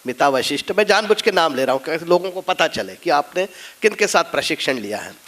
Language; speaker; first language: Hindi; non-native, local second language; Marathi